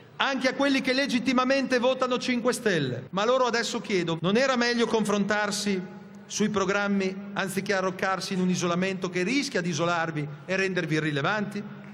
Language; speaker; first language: Italian; native; Italian